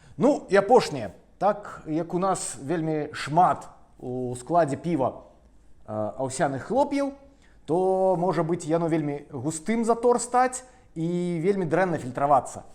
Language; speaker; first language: Belarusian; non-native, local second language; Russian